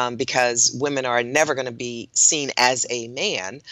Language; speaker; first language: English; native; English